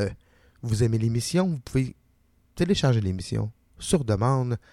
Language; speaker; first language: French; native; French